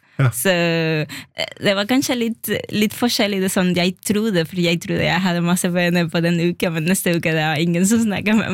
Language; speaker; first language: Norwegian; non-native, fluent; Spanish